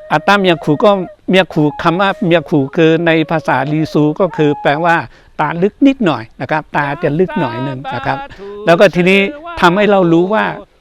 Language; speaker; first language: Thai; non-native, local second language; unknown